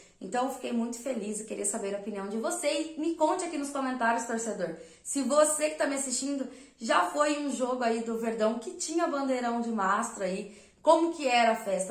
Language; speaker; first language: Portuguese; native; Portuguese